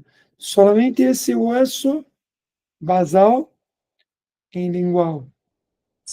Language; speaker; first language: Spanish; non-native, fluent; Portuguese